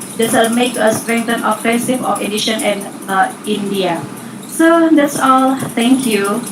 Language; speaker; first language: English; non-native, learner; Indonesian